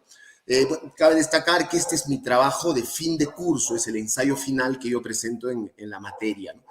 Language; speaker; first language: Spanish; native; Spanish